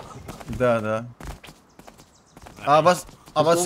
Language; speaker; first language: Russian; non-native, learner; Slovak